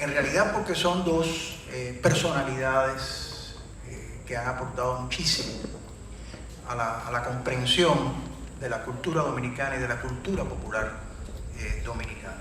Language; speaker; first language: Spanish; native; Spanish